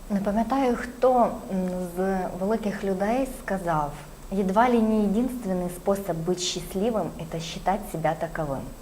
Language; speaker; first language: Ukrainian; native; Ukrainian